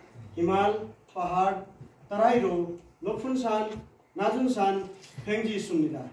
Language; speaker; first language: Korean; non-native, learner; Nepali